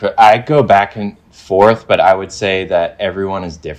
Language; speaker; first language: English; native; English